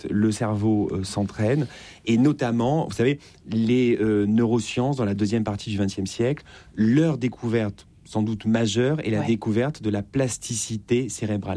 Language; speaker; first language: French; native; French